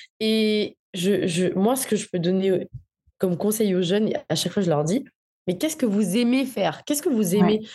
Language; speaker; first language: French; non-native, local second language; Morisyen